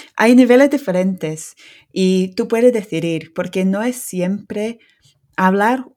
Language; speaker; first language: Spanish; non-native, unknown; English